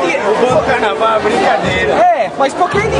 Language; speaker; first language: Portuguese; non-native, fluent; English